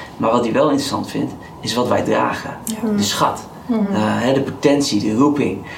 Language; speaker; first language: Dutch; native; Dutch